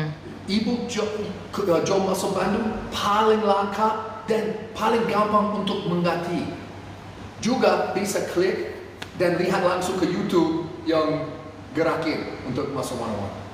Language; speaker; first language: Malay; non-native, fluent; English